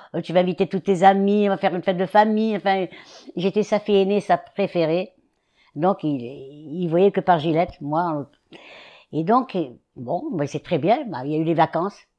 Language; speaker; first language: French; native; French